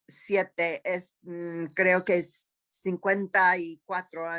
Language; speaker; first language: Spanish; non-native, fluent; English